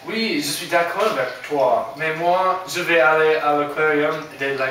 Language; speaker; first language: French; non-native, learner; English